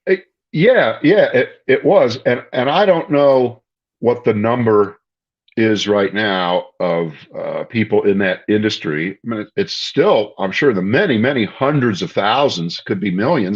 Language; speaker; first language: English; native; English